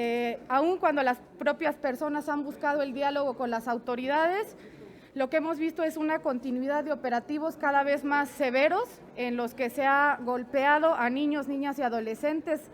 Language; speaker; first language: Spanish; native; Spanish